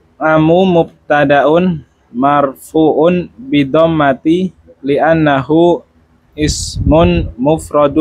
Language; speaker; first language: Arabic; non-native, learner; Indonesian